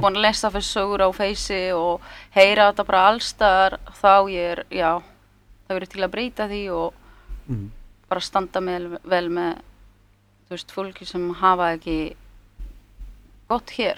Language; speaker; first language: Icelandic; early bilingual, heritage; Polish